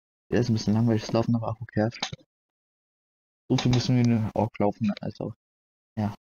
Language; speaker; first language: German; native; German